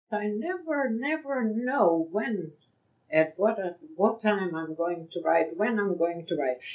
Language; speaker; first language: English; non-native, fluent; Yiddish